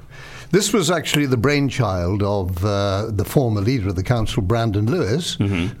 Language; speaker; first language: English; native; English